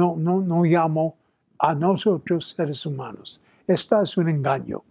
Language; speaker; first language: Spanish; non-native, fluent; English